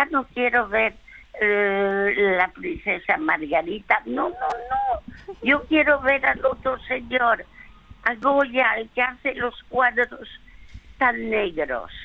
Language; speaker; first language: Spanish; early bilingual, other home language; French